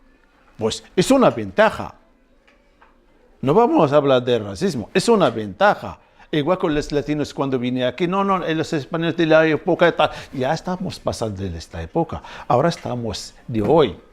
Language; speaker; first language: Spanish; non-native, fluent; Arabic